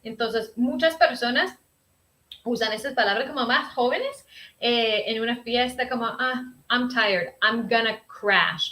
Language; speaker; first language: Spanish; early bilingual, heritage; Spanish